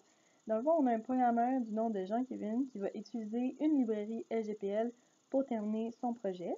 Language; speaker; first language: French; native; French